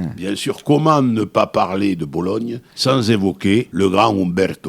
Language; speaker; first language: French; native; French